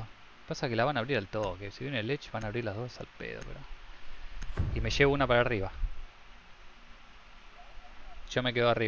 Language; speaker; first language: Spanish; native; Spanish